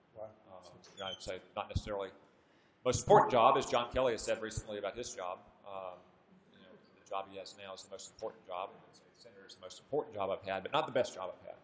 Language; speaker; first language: English; native; English